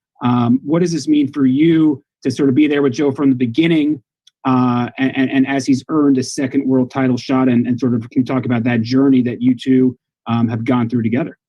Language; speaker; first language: English; native; English